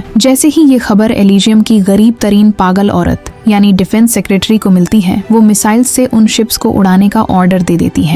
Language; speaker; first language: Hindi; native; Hindi